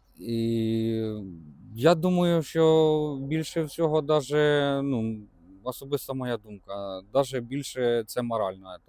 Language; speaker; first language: Ukrainian; non-native, local second language; Russian